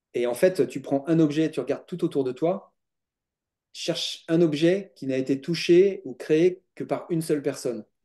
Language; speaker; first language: French; native; French